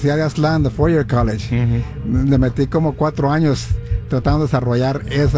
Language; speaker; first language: Spanish; native; Spanish